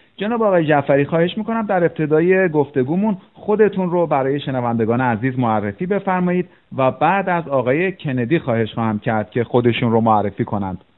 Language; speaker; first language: Persian; native; Persian